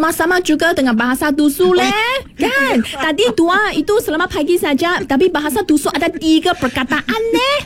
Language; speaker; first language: Malay; non-native, local second language; Chinese